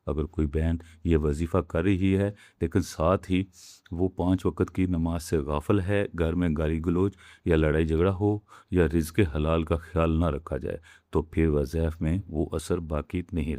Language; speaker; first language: Urdu; native; Urdu